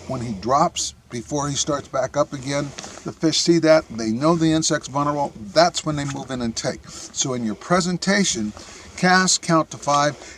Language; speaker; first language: English; native; English